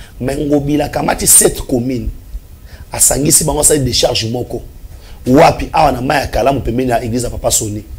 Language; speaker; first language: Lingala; non-native, local second language; Swahili